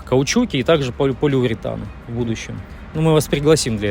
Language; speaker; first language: Russian; native; Russian